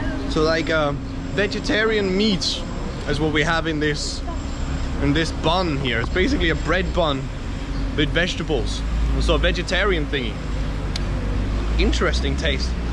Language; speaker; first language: English; non-native, fluent; Danish